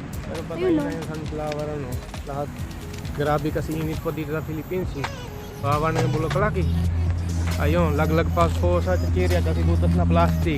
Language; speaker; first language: Filipino; non-native, learner; Punjabi